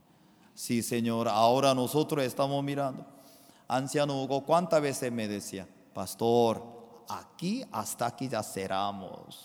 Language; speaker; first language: Spanish; non-native, fluent; Korean